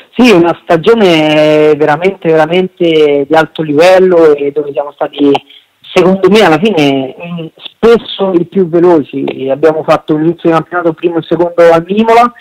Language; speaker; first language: Italian; native; Italian